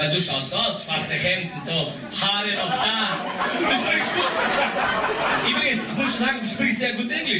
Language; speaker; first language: German; non-native, fluent; Croatian